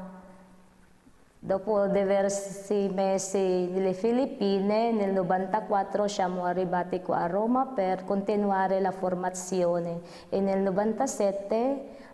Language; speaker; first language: Italian; non-native, fluent; Filipino